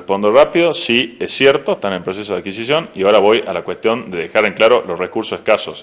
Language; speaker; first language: Spanish; native; Spanish